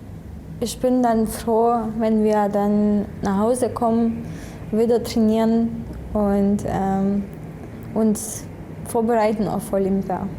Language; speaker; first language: German; non-native, fluent; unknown